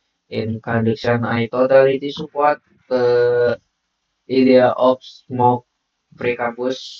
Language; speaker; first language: English; non-native, learner; Indonesian